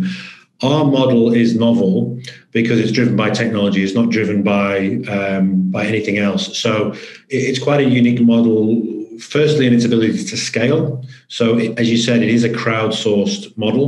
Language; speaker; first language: English; native; English